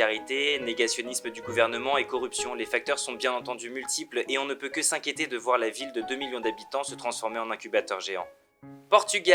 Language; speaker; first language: French; native; French